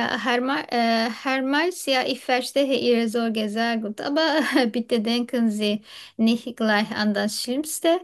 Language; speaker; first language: German; non-native, learner; Turkish